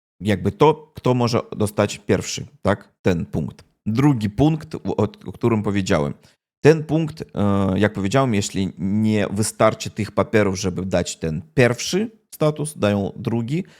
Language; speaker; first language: Polish; non-native, learner; Russian